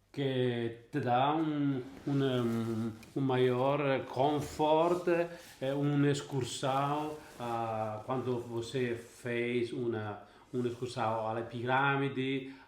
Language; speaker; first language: Portuguese; non-native, learner; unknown